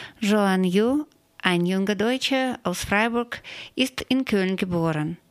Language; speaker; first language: German; non-native, fluent; Russian